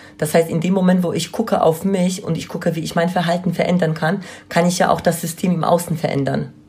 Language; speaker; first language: German; non-native, fluent; Polish